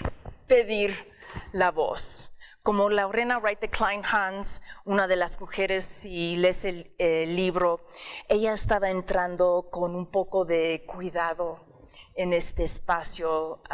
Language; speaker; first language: Spanish; early bilingual, heritage; English